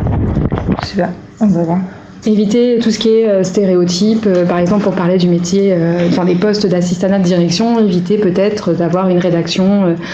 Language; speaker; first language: French; native; French